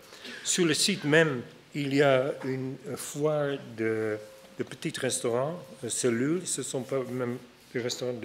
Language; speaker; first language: French; non-native, fluent; Dutch